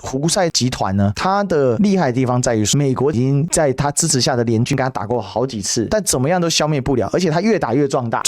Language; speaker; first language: Chinese; native; Chinese